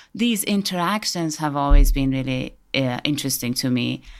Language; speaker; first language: English; early bilingual, other home language; Persian